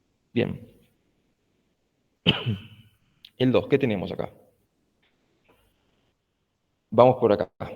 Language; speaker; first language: Spanish; native; Spanish